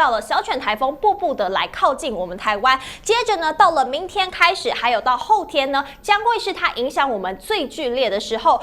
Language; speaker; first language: Chinese; native; Chinese